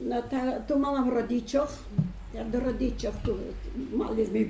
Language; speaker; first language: Slovak; non-native, learner; Ukrainian